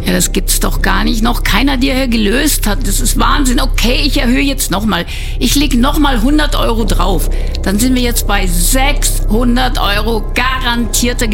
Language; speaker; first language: German; native; German